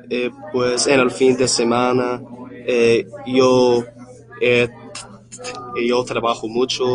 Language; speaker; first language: Spanish; non-native, learner; English